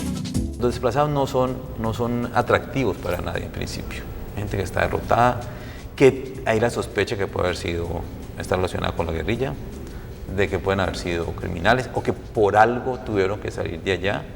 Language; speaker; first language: Spanish; native; Spanish